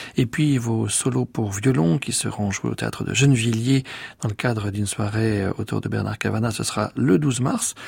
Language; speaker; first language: French; native; French